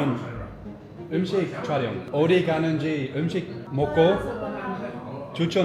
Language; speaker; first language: Korean; non-native, learner; Dutch